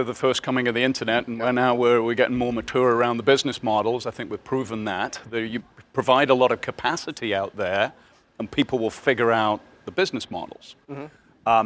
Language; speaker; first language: English; native; English